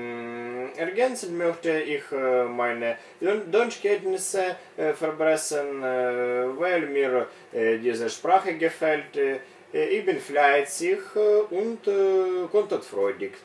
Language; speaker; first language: German; non-native, learner; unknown